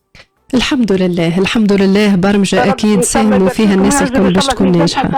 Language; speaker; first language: Arabic; native; Arabic